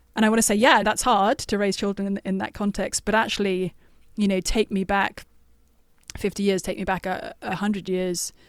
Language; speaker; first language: English; native; English